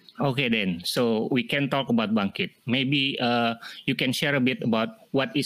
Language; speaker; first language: English; non-native, fluent; Indonesian